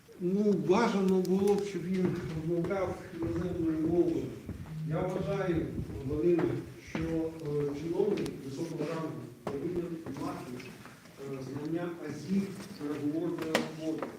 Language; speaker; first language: Ukrainian; non-native, local second language; Russian